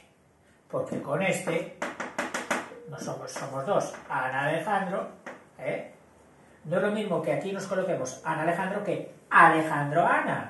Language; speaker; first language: Spanish; native; Spanish